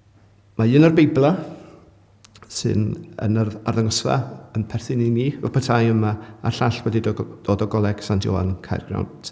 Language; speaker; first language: Welsh; native; Welsh